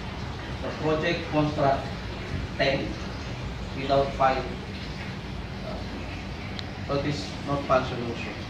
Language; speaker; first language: English; non-native, fluent; Indonesian